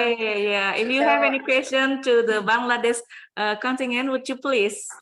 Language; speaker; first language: English; non-native, fluent; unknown